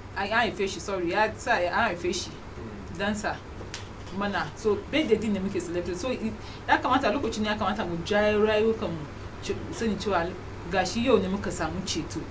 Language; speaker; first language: Hausa; non-native, local second language; Igbo